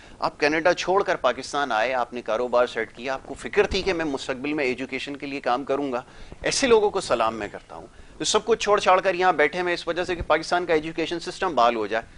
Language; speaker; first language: Urdu; native; Urdu